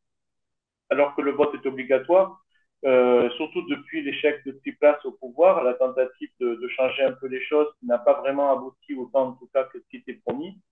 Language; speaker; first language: French; native; French